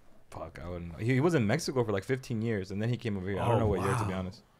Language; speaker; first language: English; early bilingual, other home language; Spanish